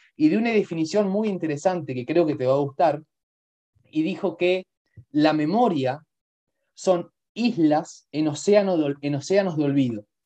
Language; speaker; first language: Spanish; native; Spanish